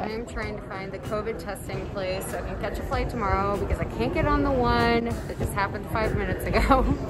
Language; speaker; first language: English; native; English